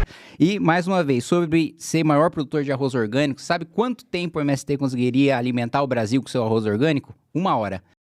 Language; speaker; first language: Portuguese; native; Portuguese